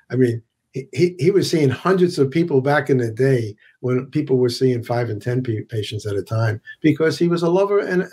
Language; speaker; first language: English; native; English